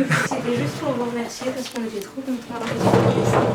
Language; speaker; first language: French; native; French